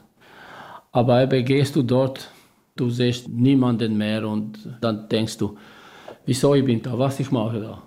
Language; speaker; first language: German; non-native, learner; Albanian